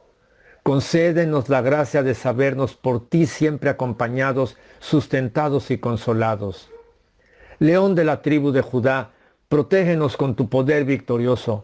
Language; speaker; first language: Spanish; native; Spanish